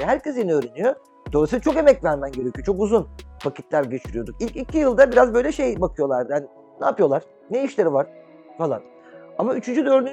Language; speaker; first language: Turkish; native; Turkish